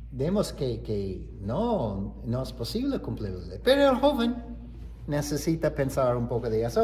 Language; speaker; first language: Spanish; non-native, fluent; English